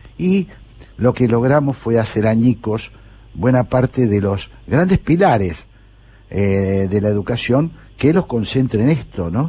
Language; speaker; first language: Spanish; native; Spanish